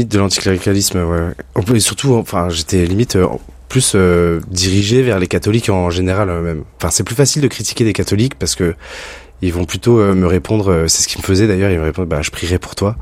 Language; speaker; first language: French; native; French